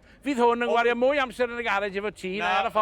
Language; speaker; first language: Welsh; native; Welsh